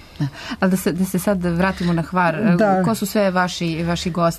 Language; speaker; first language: Serbian; native; Serbian